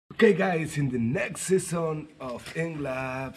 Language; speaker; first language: English; non-native, learner; Spanish